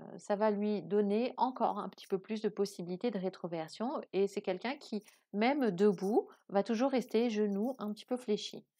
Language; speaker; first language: French; native; French